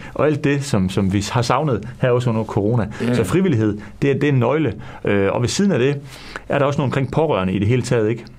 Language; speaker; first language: Danish; native; Danish